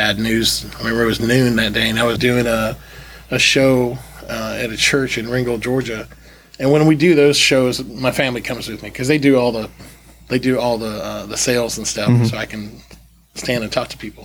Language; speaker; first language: English; native; English